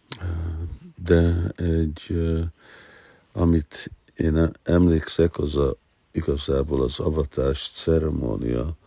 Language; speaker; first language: Hungarian; early bilingual, heritage; Hungarian